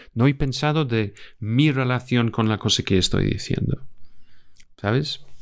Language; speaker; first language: Spanish; non-native, fluent; English